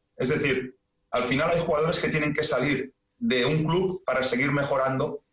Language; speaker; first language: Spanish; native; Spanish